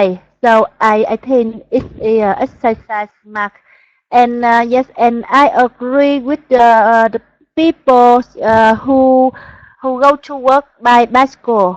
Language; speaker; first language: English; non-native, learner; Vietnamese